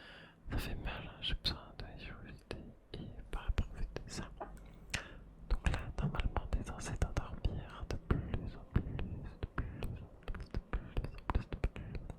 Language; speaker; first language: French; native; French